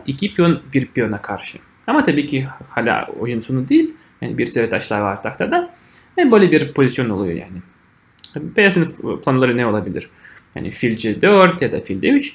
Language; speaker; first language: Turkish; non-native, fluent; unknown